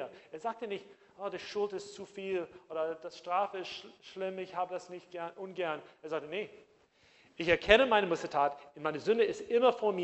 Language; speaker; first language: German; non-native, fluent; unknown